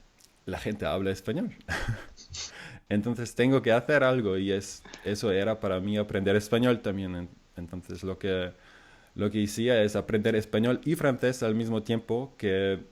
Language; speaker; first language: Spanish; non-native, fluent; German